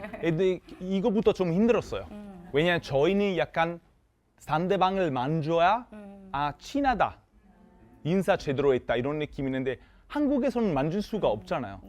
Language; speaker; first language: Korean; non-native, fluent; Italian